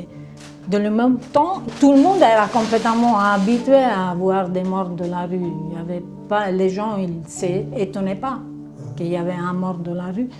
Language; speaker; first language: French; non-native, fluent; Italian